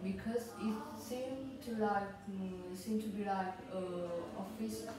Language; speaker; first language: English; non-native, learner; Vietnamese